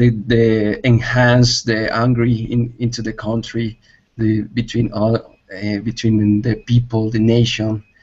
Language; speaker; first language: English; non-native, learner; Spanish